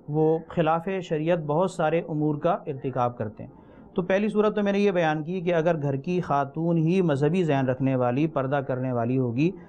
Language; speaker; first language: Urdu; native; Urdu